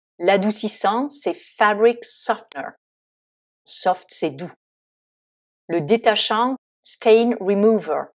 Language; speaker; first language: French; native; French